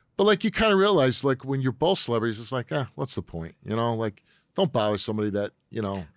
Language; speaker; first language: English; native; English